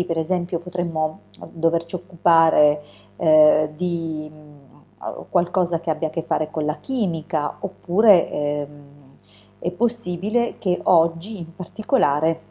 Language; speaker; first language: Italian; native; Italian